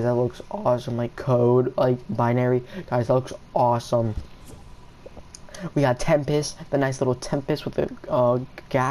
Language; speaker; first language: English; native; English